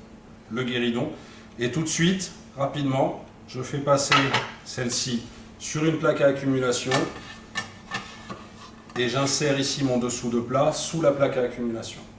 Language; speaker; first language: French; native; French